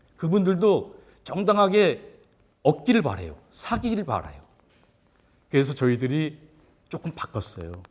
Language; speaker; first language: Korean; native; Korean